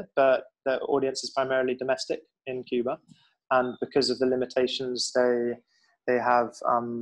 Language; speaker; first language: English; native; English